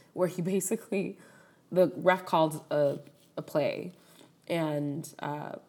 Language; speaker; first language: English; native; English